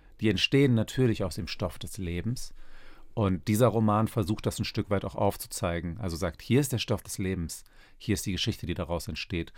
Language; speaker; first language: German; early bilingual, other home language; Turkish